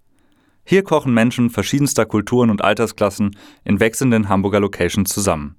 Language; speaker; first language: German; native; German